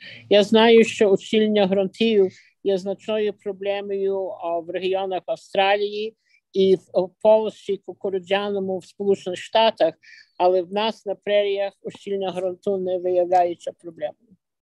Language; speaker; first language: Ukrainian; early bilingual, other home language; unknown